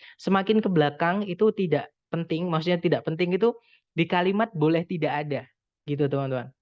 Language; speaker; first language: Indonesian; non-native, local second language; Javanese